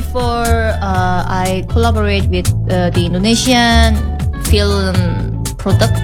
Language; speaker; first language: English; non-native, learner; Korean